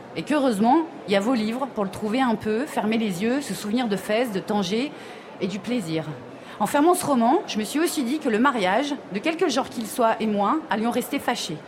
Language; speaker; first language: French; native; French